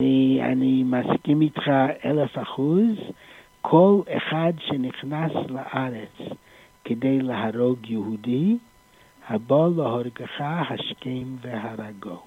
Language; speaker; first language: Hebrew; non-native, fluent; English